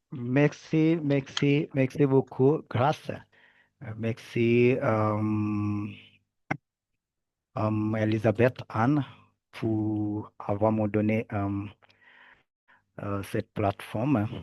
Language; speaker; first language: French; non-native, learner; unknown